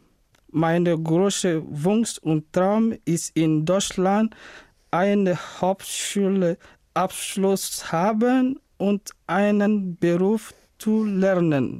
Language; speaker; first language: German; non-native, learner; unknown